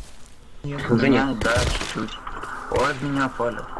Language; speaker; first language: Russian; native; Russian